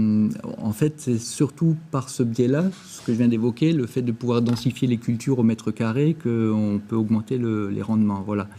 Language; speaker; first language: French; native; French